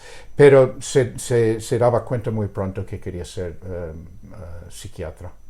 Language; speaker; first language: Spanish; non-native, fluent; English